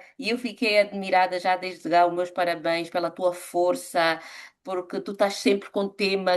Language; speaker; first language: Portuguese; native; Portuguese